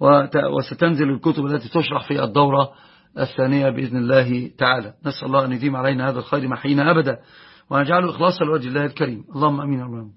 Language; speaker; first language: Arabic; native; Arabic